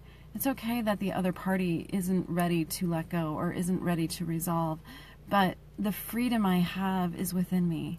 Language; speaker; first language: English; native; English